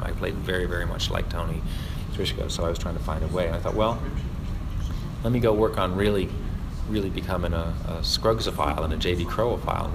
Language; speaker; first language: English; native; English